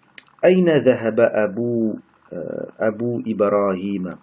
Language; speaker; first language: Arabic; non-native, fluent; French